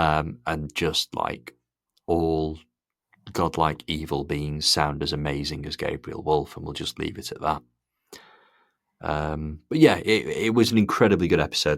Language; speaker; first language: English; native; English